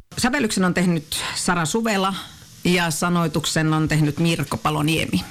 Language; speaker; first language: Finnish; native; Finnish